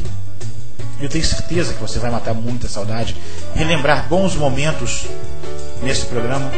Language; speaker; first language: Portuguese; native; Portuguese